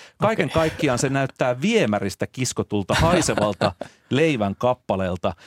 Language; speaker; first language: Finnish; native; Finnish